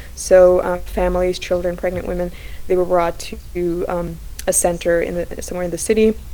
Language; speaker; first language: English; non-native, fluent; Slovak